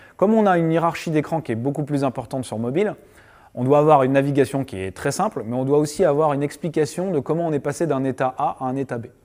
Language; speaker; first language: French; native; French